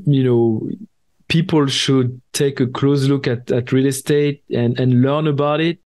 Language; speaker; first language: English; non-native, fluent; French